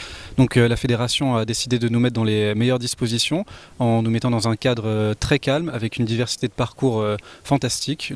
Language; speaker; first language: French; native; French